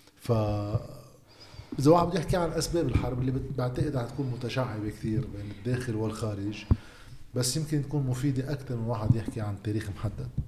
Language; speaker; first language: Arabic; native; Arabic